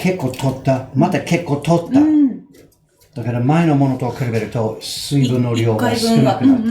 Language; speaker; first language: Japanese; non-native, fluent; English